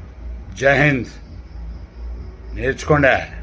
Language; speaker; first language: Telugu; native; Telugu